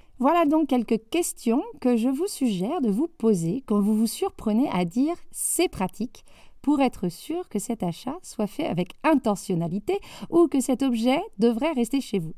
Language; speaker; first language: French; native; French